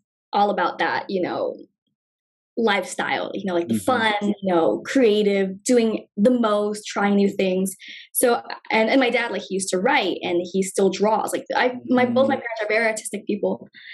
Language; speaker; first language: English; native; English